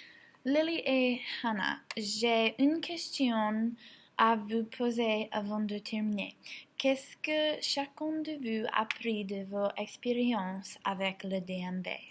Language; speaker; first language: French; non-native, learner; English